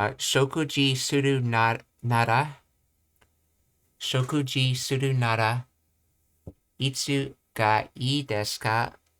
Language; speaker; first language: Japanese; non-native, learner; English